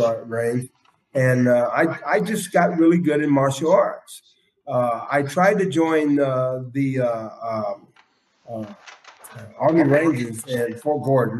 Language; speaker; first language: English; native; English